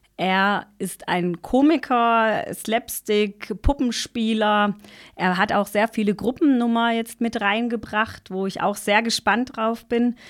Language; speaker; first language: German; native; German